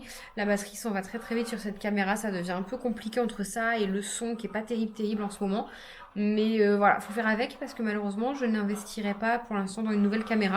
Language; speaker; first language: French; native; French